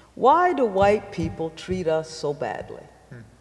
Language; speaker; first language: English; native; English